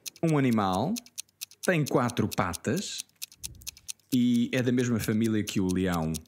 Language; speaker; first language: Portuguese; non-native, fluent; English